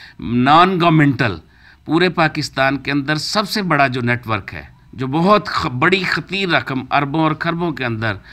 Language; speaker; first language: Urdu; non-native, local second language; Punjabi